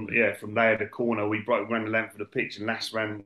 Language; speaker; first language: English; native; English